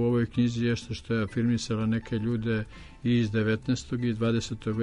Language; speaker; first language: Serbian; native; Serbian